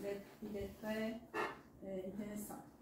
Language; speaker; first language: French; non-native, learner; Portuguese